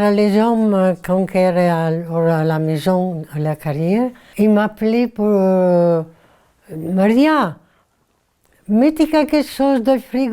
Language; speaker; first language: French; non-native, learner; Italian